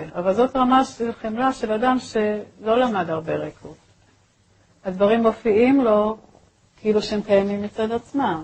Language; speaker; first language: Hebrew; native; Hebrew